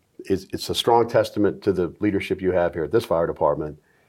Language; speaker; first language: English; native; English